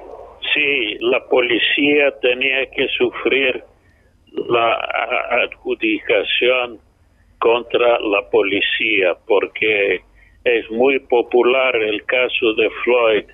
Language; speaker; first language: Spanish; non-native, fluent; English